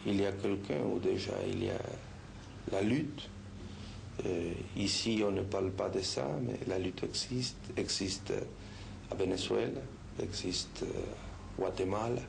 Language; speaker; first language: French; non-native, fluent; Spanish